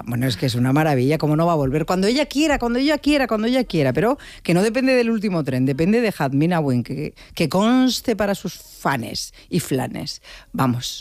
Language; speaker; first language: Spanish; native; Spanish